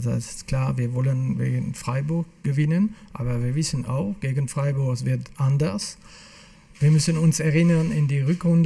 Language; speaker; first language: German; non-native, fluent; French